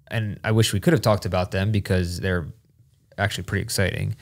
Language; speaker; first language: English; native; English